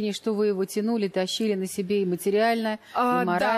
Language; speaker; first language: Russian; native; Russian